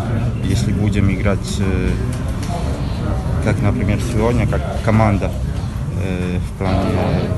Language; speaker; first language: Russian; non-native, fluent; Polish